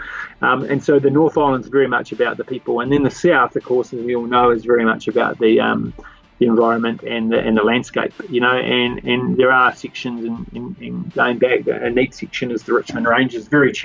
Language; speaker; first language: English; native; English